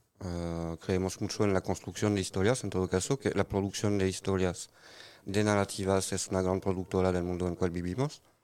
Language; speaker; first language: Spanish; non-native, fluent; French